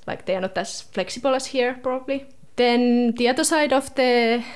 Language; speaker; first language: English; non-native, fluent; Finnish